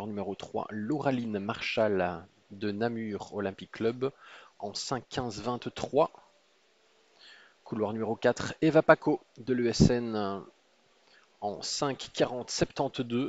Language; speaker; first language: French; native; French